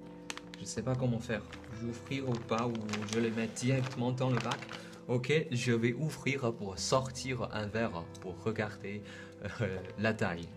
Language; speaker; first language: French; non-native, learner; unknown